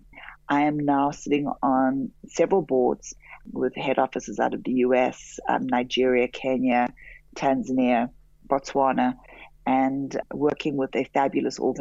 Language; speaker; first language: English; native; English